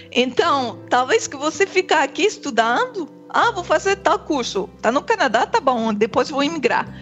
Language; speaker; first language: Portuguese; non-native, fluent; English